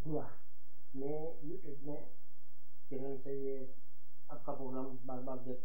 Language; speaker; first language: Hindi; non-native, local second language; Gujarati